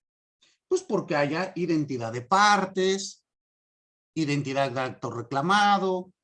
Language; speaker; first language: Spanish; native; Spanish